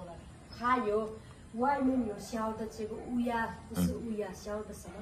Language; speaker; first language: Chinese; non-native, learner; Nepali